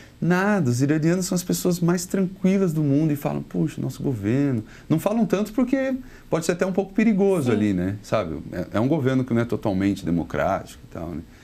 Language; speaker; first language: Portuguese; native; Portuguese